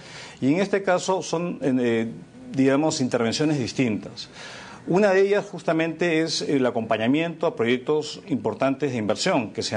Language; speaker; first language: Spanish; native; Spanish